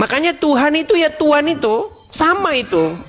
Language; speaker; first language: Indonesian; native; Indonesian